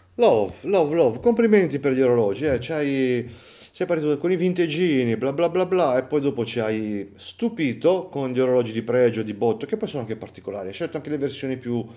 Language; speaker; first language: Italian; native; Italian